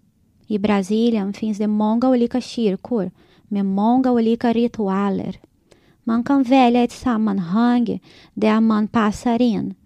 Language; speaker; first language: Swedish; non-native, fluent; Portuguese